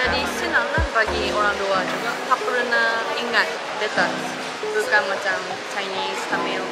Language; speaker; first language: Indonesian; non-native, fluent; Japanese